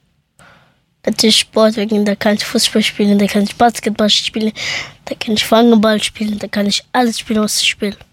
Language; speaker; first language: German; early bilingual, other home language; Persian